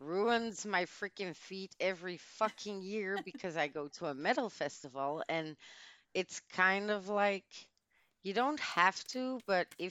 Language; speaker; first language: English; non-native, fluent; Dutch